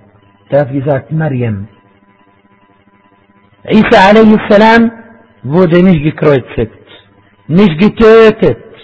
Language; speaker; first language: German; non-native, fluent; Arabic